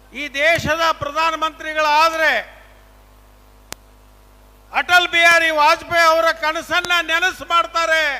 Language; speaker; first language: Kannada; native; Kannada